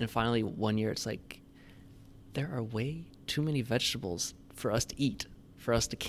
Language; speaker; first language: English; native; English